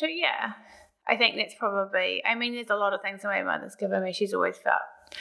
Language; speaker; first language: English; native; English